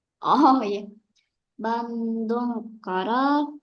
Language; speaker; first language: Japanese; non-native, learner; Indonesian